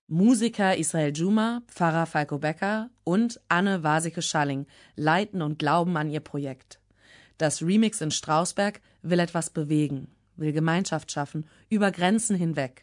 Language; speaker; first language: German; native; German